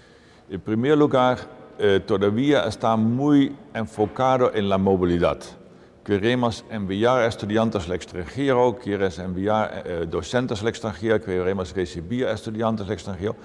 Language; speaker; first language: Spanish; non-native, fluent; Dutch